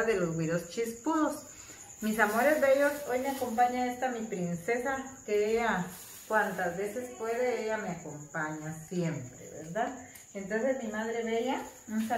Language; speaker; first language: Spanish; native; Spanish